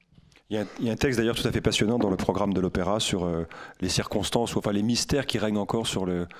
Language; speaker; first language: French; native; French